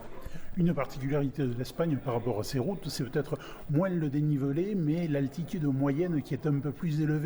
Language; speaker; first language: French; native; French